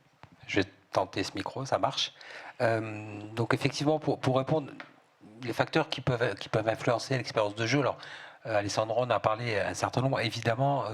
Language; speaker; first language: French; native; French